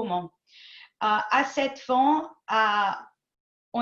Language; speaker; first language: French; non-native, fluent; Portuguese